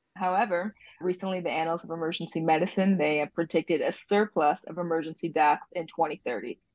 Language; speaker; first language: English; native; English